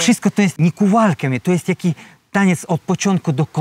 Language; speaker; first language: Polish; non-native, learner; Russian